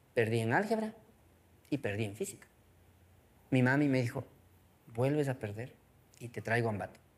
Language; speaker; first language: Spanish; non-native, local second language; Quechua